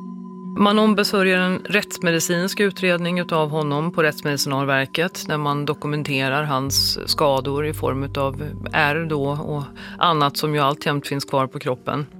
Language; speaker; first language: Swedish; native; Swedish